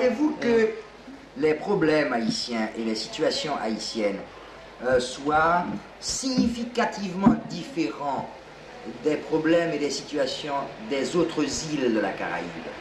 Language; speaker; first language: French; native; French